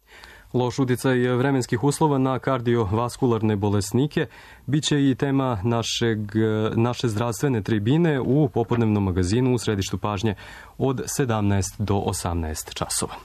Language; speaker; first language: Croatian; native; Croatian